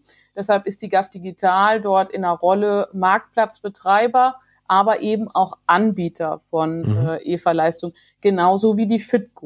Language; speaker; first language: German; native; German